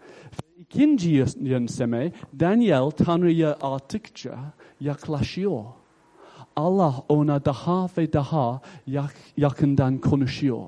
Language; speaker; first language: Turkish; non-native, fluent; English